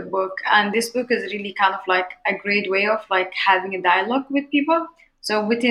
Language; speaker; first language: English; non-native, fluent; Arabic